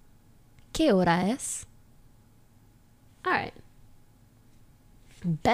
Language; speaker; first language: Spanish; non-native, learner; French